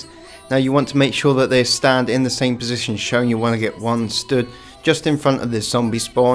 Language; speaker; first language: English; native; English